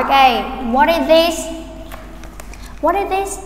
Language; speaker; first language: English; non-native, fluent; Vietnamese